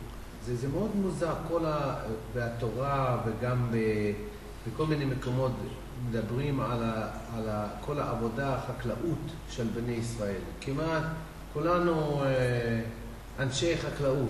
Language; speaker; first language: Hebrew; non-native, learner; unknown